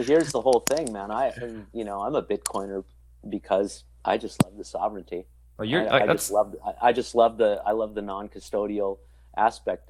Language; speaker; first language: English; native; English